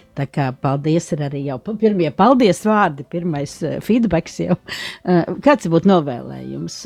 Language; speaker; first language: Latvian; native; Latvian